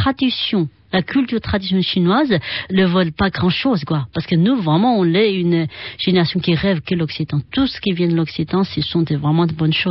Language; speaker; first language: French; non-native, fluent; Chinese